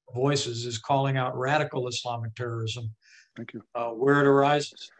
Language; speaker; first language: English; native; English